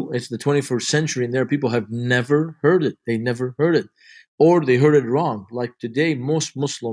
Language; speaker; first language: English; non-native, fluent; Arabic